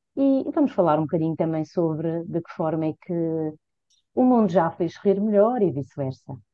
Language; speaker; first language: Portuguese; native; Portuguese